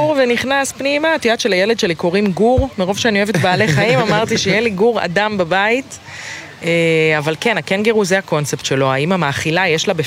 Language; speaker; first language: Hebrew; native; Hebrew